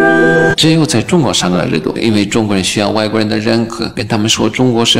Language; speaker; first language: Chinese; non-native, fluent; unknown